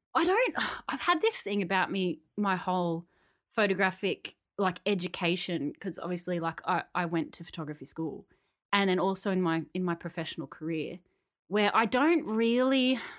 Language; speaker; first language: English; native; English